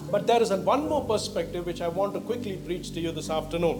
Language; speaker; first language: English; non-native, local second language; Tamil